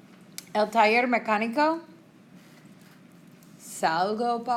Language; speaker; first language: Spanish; non-native, fluent; English